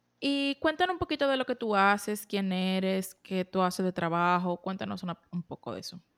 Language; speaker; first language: Spanish; native; Spanish